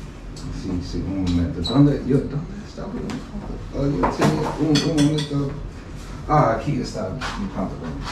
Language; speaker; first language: Spanish; non-native, learner; English